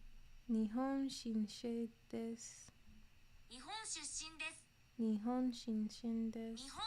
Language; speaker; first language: Japanese; non-native, learner; English